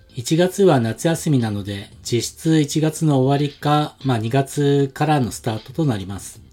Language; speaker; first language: Japanese; native; Japanese